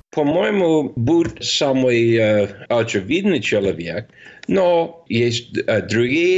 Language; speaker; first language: Russian; non-native, fluent; English